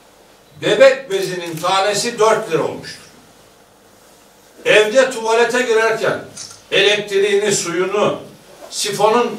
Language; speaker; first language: Turkish; native; Turkish